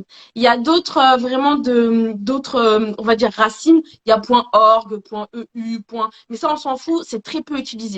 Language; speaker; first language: French; native; French